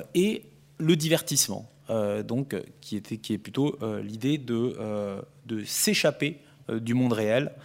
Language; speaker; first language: French; native; French